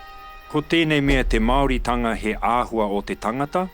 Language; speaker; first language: Māori; non-native, local second language; English